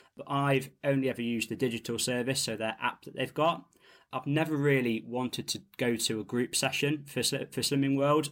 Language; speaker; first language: English; native; English